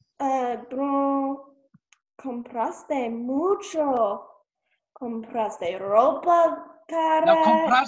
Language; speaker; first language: Spanish; non-native, learner; English